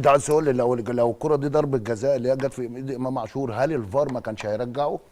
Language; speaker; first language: Arabic; native; Arabic